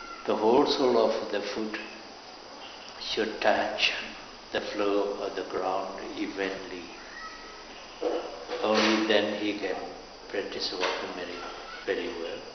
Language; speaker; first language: English; non-native, fluent; Burmese